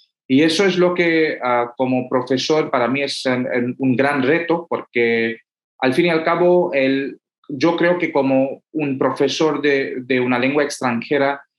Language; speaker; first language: Spanish; non-native, fluent; Hindi